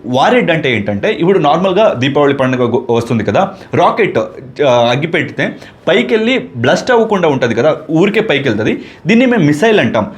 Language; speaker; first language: Telugu; non-native, local second language; Kannada